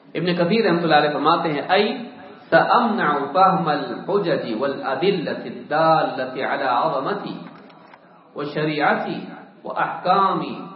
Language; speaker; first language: Urdu; native; Urdu